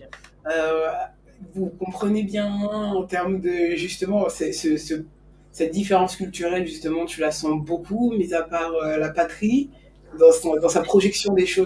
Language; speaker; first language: French; native; French